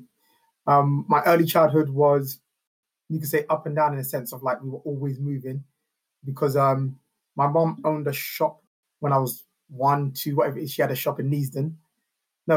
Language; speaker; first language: English; native; English